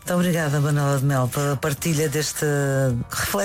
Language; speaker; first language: Portuguese; native; Portuguese